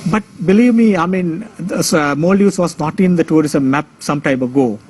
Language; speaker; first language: English; non-native, local second language; Sinhala